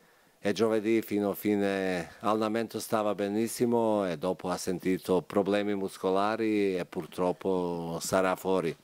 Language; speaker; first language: Italian; non-native, fluent; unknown